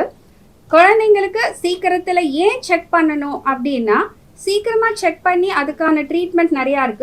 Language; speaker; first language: Tamil; native; Tamil